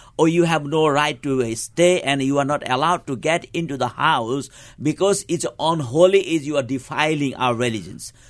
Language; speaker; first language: English; non-native, local second language; Nepali